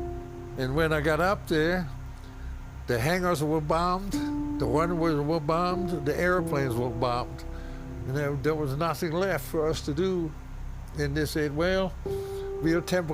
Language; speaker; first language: English; non-native, fluent; German